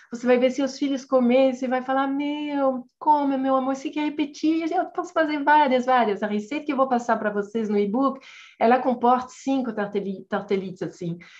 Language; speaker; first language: Portuguese; non-native, fluent; French